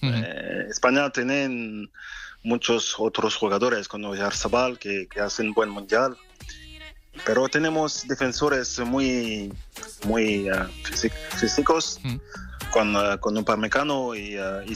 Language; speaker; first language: Spanish; non-native, fluent; French